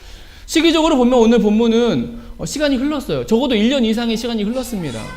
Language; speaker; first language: Korean; native; Korean